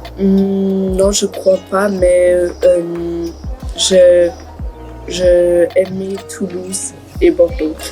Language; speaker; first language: French; non-native, learner; German